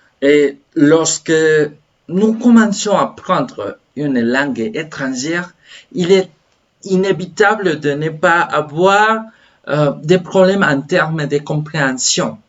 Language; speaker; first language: French; non-native, fluent; Spanish